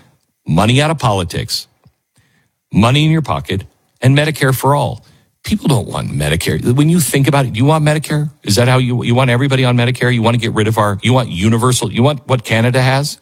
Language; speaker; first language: English; native; English